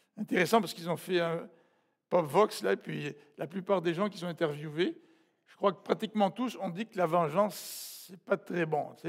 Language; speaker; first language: French; native; French